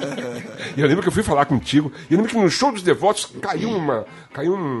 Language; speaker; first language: Portuguese; native; Portuguese